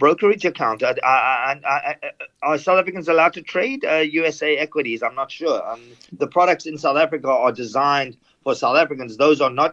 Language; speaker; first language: English; native; English